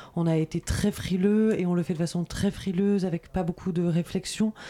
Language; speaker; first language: French; native; French